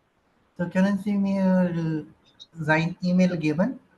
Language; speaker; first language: German; non-native, learner; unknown